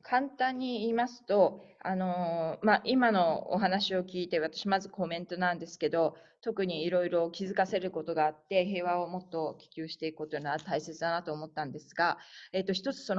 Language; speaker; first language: Japanese; native; Japanese